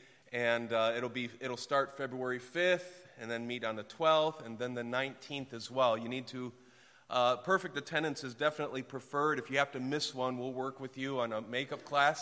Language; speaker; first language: English; native; English